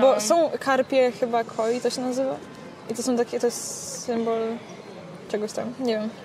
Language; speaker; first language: Polish; native; Polish